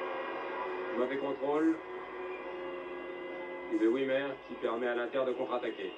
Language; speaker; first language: French; native; French